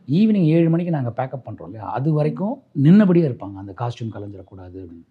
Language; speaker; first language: Tamil; native; Tamil